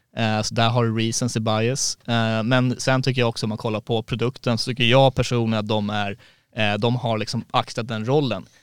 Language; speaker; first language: Swedish; native; Swedish